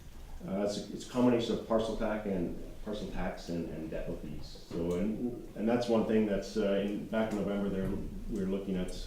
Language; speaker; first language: English; native; English